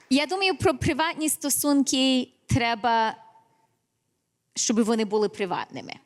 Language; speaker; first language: Ukrainian; early bilingual, heritage; English